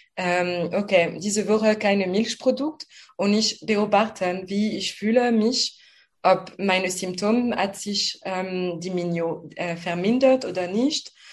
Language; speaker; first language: German; non-native, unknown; French